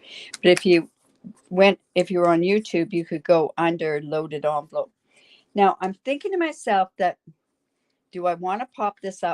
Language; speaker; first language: English; native; English